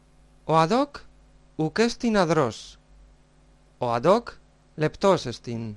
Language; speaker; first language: Greek; non-native, fluent; Spanish